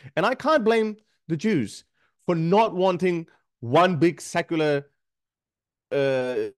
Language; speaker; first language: English; non-native, local second language; Urdu